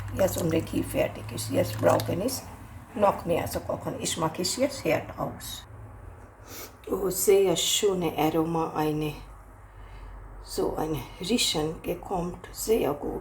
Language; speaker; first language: German; non-native, learner; Hindi